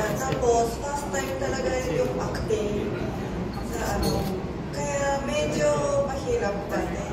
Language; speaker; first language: Filipino; non-native, learner; Japanese